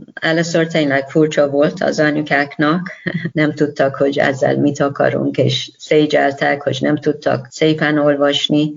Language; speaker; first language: Hungarian; non-native, learner; Persian